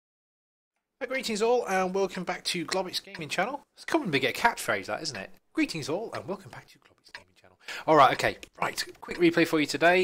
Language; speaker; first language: English; native; English